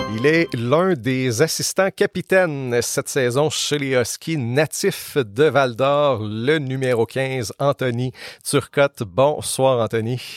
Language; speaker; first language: French; native; French